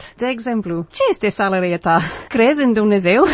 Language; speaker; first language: Romanian; non-native, fluent; English